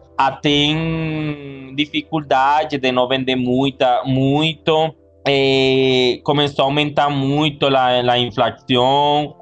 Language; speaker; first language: Portuguese; non-native, learner; Spanish